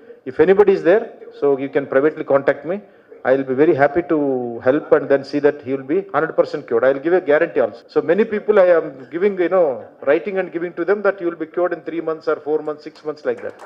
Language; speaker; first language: English; non-native, local second language; Telugu